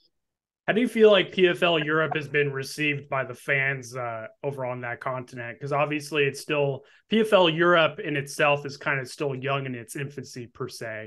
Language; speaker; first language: English; native; English